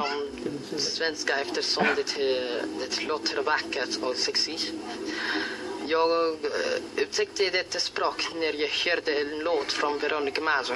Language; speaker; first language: Swedish; non-native, learner; Filipino